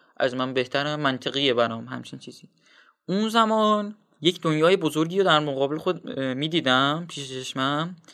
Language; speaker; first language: Persian; non-native, local second language; Azerbaijani